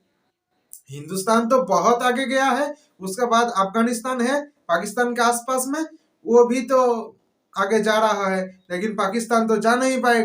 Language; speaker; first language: Hindi; non-native, local second language; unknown